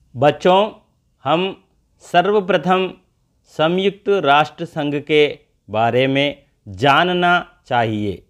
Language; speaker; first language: Hindi; non-native, local second language; Telugu